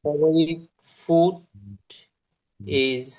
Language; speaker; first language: English; non-native, learner; Bangla